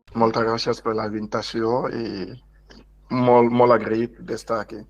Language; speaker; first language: Catalan; non-native, fluent; French